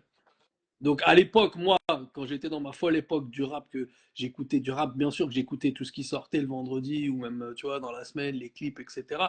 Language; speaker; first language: French; native; French